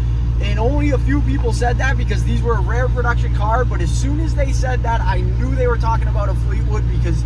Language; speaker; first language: English; native; English